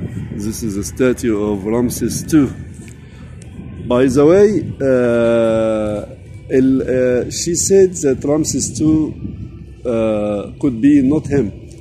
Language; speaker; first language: English; non-native, fluent; Arabic